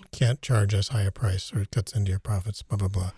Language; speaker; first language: English; native; English